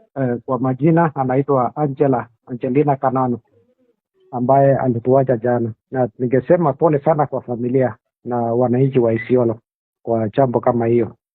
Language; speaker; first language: Swahili; non-native, local second language; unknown